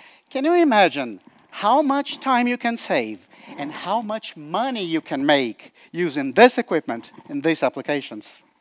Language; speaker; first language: English; non-native, fluent; Portuguese